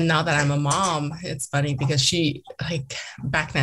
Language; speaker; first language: English; early bilingual, other home language; Chinese